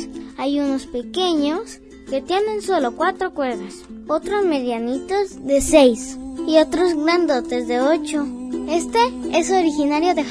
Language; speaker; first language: Spanish; native; Spanish